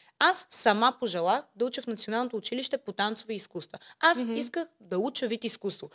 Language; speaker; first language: Bulgarian; native; Bulgarian